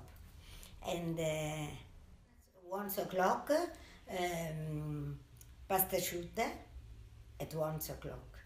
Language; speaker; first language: English; non-native, learner; Italian